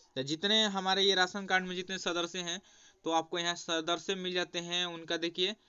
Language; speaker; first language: Hindi; native; Hindi